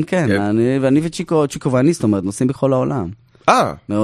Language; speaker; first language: Hebrew; native; Hebrew